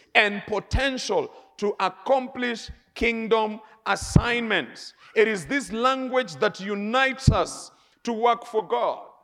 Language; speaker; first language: English; non-native, local second language; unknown